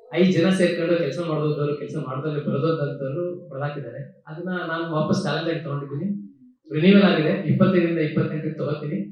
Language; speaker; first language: Kannada; native; Kannada